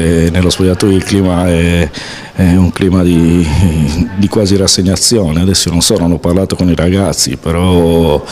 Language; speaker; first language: Italian; native; Italian